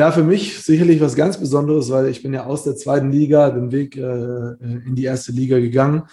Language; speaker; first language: German; native; German